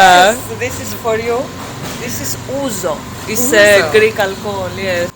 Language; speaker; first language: English; non-native, fluent; Greek